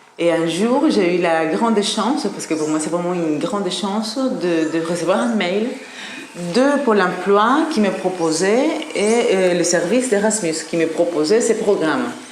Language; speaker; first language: French; non-native, fluent; Spanish